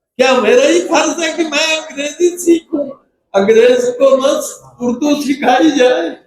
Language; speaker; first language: Urdu; non-native, local second language; Punjabi